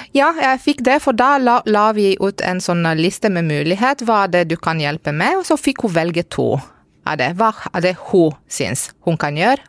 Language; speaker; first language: Norwegian; non-native, fluent; Romanian